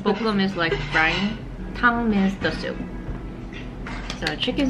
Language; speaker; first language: English; non-native, learner; Korean